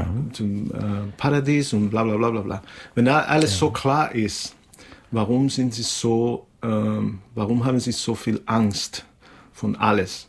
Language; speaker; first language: German; non-native, learner; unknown